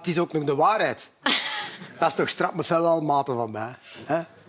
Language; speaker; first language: Dutch; native; Dutch